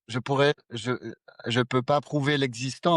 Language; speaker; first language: French; non-native, fluent; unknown